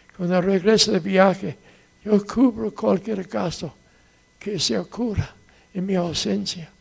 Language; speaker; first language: Spanish; non-native, fluent; English